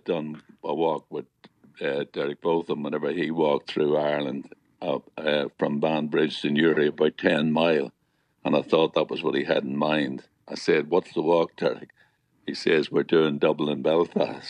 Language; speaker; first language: English; native; English